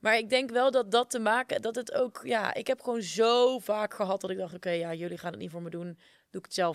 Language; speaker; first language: Dutch; native; Dutch